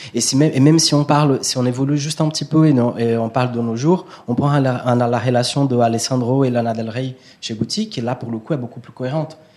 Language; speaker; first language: French; non-native, fluent; Portuguese